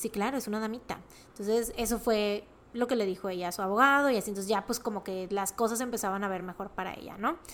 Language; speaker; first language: Spanish; native; Spanish